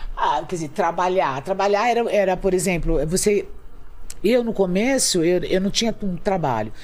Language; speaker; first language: Portuguese; native; Portuguese